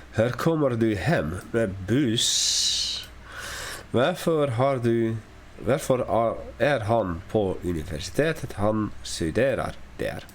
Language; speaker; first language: Swedish; non-native, learner; English